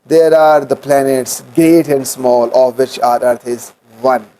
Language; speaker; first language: English; non-native, local second language; Urdu